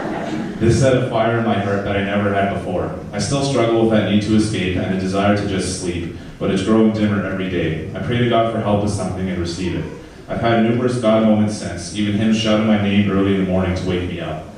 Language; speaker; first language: English; native; English